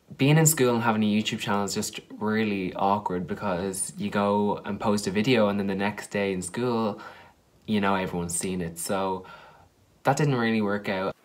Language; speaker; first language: English; native; English